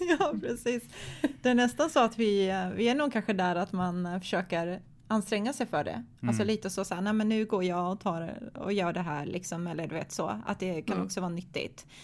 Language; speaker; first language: Swedish; early bilingual, other home language; Croatian